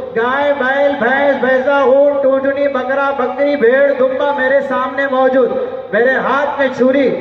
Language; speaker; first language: Urdu; native; Urdu